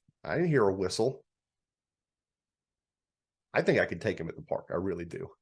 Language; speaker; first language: English; native; English